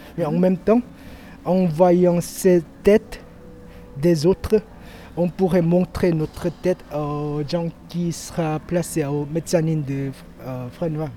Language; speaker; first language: French; non-native, learner; Korean